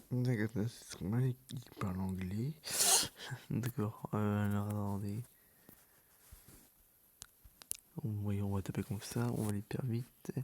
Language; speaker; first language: French; native; French